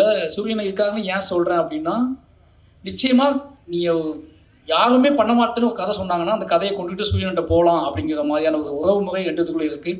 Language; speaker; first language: Tamil; native; Tamil